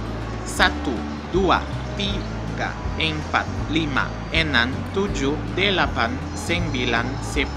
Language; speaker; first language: Indonesian; non-native, learner; Portuguese